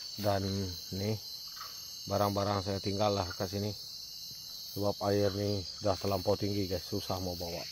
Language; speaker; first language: Malay; non-native, local second language; Iban